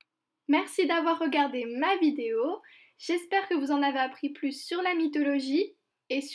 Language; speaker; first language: French; native; French